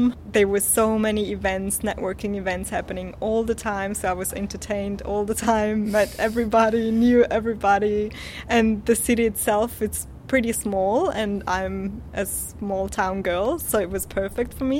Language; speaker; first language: English; non-native, fluent; Swiss German